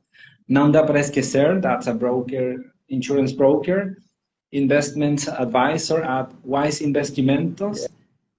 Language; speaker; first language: English; non-native, fluent; Spanish